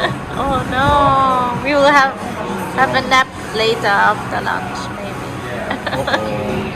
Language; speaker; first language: English; non-native, fluent; German